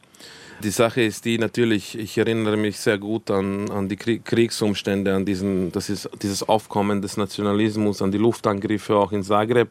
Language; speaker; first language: German; early bilingual, other home language; Croatian